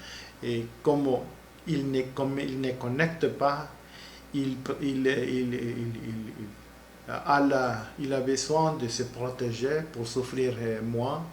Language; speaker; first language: French; non-native, learner; Spanish